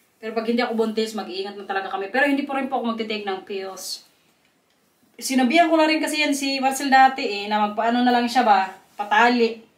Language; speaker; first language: Filipino; non-native, local second language; Waray